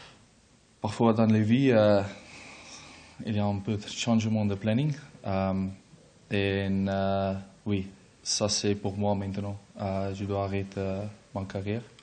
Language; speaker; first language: French; non-native, learner; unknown